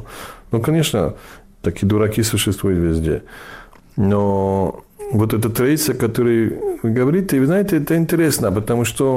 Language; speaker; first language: Russian; non-native, fluent; English